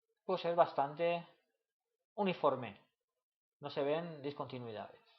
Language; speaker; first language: Spanish; native; Spanish